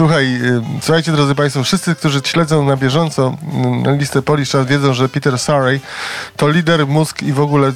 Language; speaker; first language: Polish; native; Polish